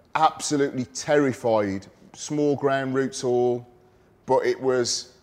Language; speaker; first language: English; native; English